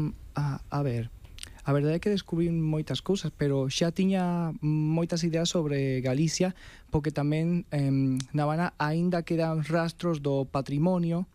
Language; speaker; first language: Galician; non-native, fluent; Spanish